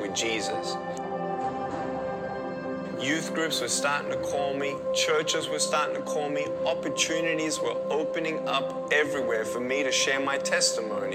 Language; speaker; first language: English; native; English